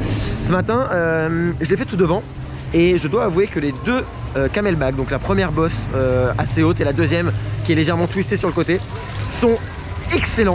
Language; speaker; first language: French; native; French